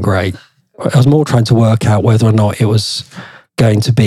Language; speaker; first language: English; native; English